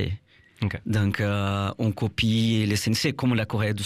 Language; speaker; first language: French; non-native, fluent; Portuguese